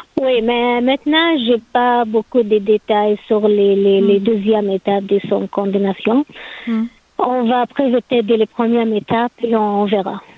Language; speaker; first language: French; non-native, learner; Arabic